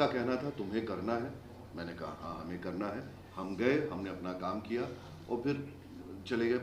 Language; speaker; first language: Hindi; native; Hindi